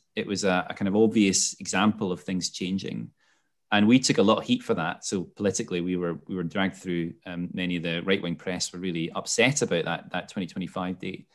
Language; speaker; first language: English; native; English